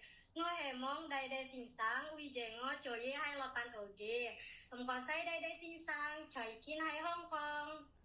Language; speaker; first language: Cantonese; non-native, learner; Indonesian